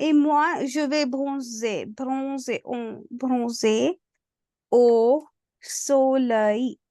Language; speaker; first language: French; non-native, fluent; Hindi